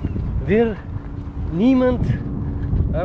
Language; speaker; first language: German; non-native, learner; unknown